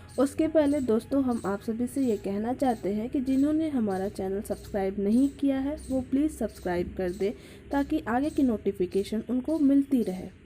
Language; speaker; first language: Hindi; native; Hindi